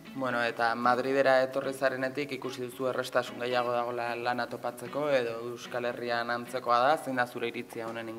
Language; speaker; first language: Basque; native; Basque